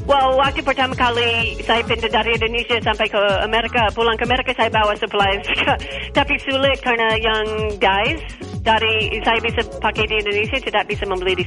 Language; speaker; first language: Indonesian; non-native, learner; English